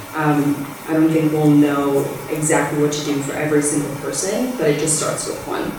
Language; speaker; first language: English; early bilingual, other home language; Spanish